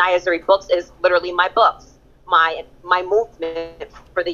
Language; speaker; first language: English; early bilingual, other home language; German